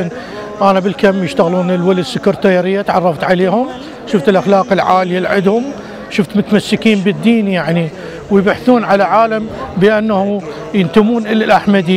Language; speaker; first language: Arabic; native; Arabic